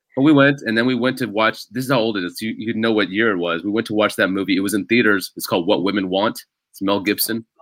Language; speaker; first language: English; native; English